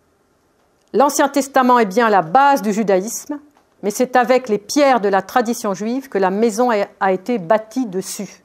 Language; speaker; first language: French; native; French